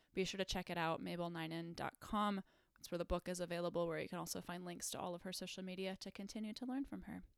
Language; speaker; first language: English; native; English